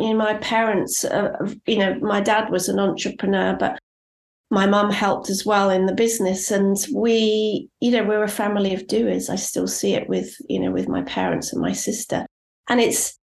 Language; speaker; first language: English; native; English